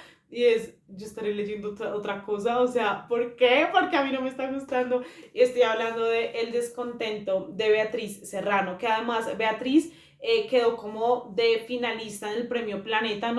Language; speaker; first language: Spanish; native; Spanish